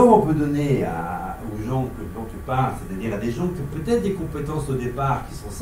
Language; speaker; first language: French; native; French